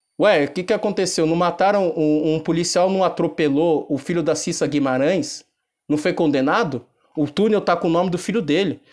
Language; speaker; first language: Portuguese; native; Portuguese